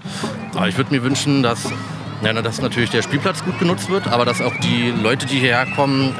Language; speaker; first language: German; native; German